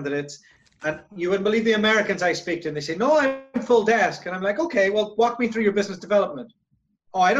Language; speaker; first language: English; native; English